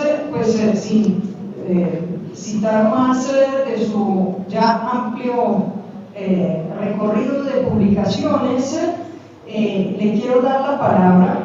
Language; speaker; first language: Spanish; native; Spanish